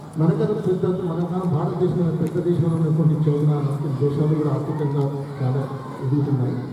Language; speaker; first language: Telugu; non-native, local second language; Urdu